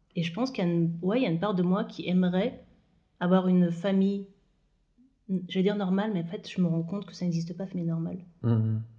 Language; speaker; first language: French; native; French